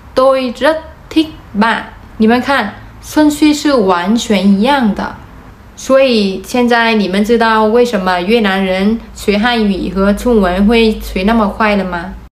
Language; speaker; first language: Chinese; non-native, fluent; Vietnamese